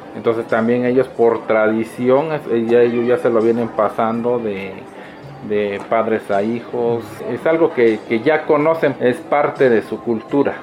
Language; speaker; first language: Spanish; native; Spanish